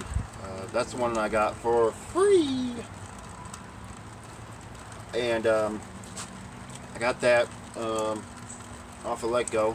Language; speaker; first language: English; native; English